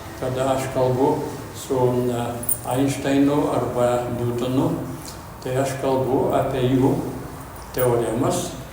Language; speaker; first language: Lithuanian; early bilingual, heritage; Lithuanian